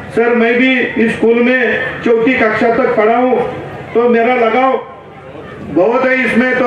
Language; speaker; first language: Hindi; non-native, local second language; Marathi